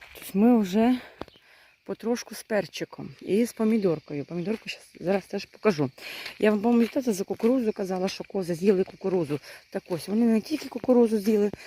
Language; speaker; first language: Ukrainian; non-native, local second language; Russian